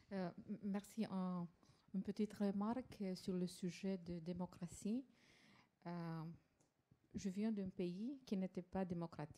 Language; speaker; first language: French; non-native, fluent; Romanian